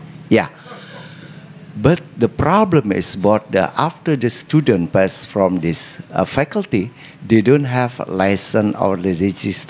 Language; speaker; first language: English; non-native, learner; Indonesian